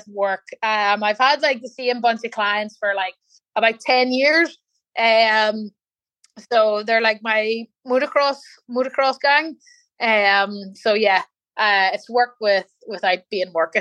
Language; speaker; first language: English; native; English